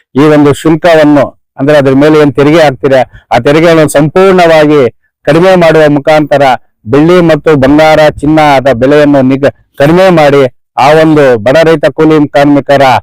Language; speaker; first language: Kannada; native; Kannada